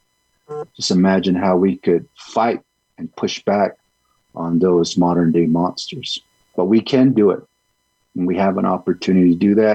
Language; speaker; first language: English; early bilingual, other home language; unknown